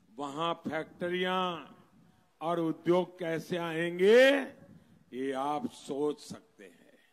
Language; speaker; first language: Hindi; non-native, local second language; Gujarati